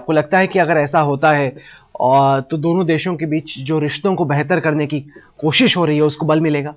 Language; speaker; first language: Hindi; native; Hindi